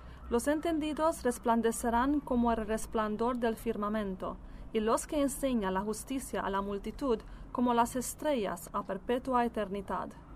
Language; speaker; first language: Spanish; non-native, learner; Italian